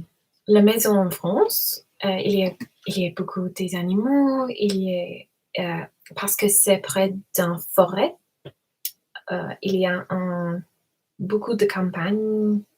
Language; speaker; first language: French; non-native, learner; English